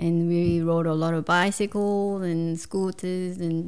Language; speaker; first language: English; non-native, fluent; Korean